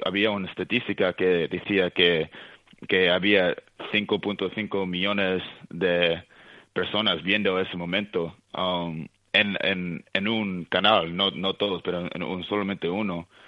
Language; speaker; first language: Spanish; early bilingual, heritage; Spanish